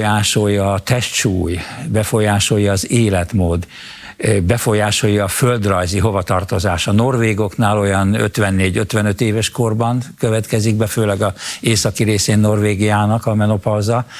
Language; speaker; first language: Hungarian; native; Hungarian